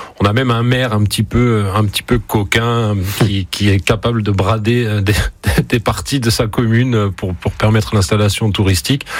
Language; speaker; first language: French; native; French